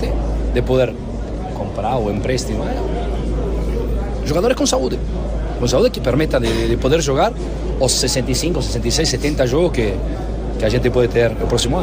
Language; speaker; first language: Portuguese; non-native, fluent; Spanish